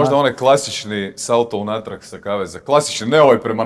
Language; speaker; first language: Croatian; native; Croatian